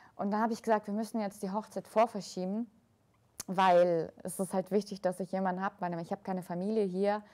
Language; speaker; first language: German; early bilingual, other home language; Russian